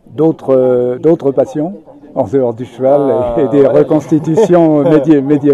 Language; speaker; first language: French; native; French